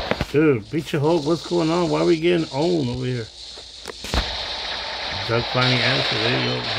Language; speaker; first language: English; early bilingual, other home language; Spanish